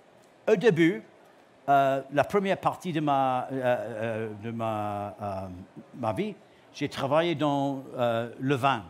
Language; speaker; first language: French; non-native, learner; English